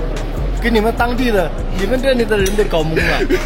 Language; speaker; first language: Chinese; native; Chinese